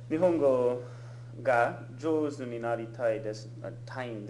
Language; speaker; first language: Japanese; non-native, learner; English